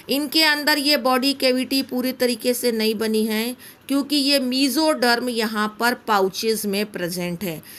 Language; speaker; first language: Hindi; native; Hindi